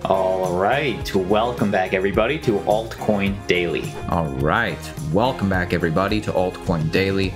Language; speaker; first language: English; native; English